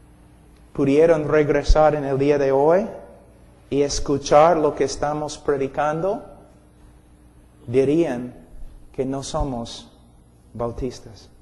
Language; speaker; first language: Spanish; non-native, fluent; English